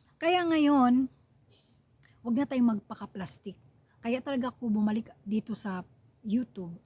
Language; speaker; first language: Filipino; non-native, local second language; Cebuano